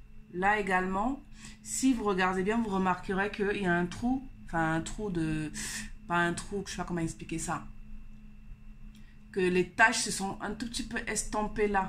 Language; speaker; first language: French; native; French